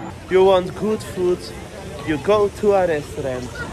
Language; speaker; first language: English; non-native, learner; Dutch